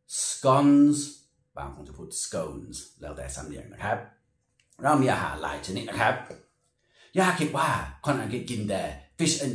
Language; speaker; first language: Thai; non-native, fluent; English